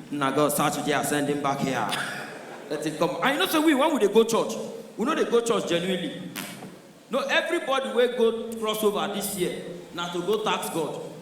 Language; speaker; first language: Nigerian Pidgin; non-native, local second language; Igbo